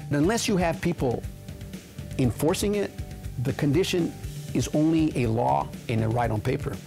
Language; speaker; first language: English; native; English